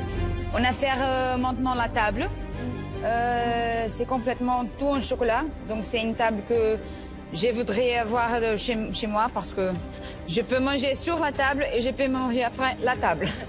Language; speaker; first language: French; non-native, learner; Portuguese